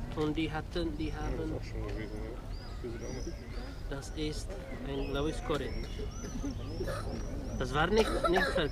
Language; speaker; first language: German; non-native, learner; Czech